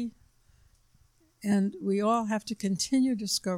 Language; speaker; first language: English; native; English